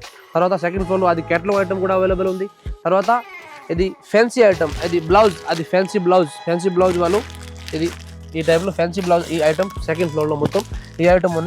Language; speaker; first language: Telugu; non-native, local second language; Urdu